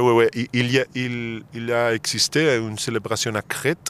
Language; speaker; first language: French; non-native, fluent; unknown